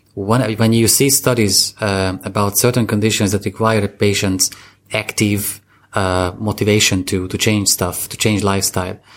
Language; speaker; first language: English; non-native, fluent; Hungarian